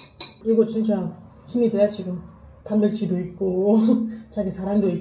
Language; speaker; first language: Korean; non-native, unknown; German